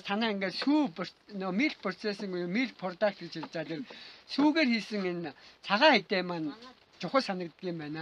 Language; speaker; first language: English; non-native, learner; Mongolian